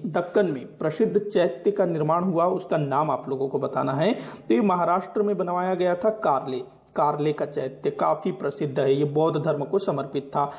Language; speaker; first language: Hindi; non-native, local second language; Marathi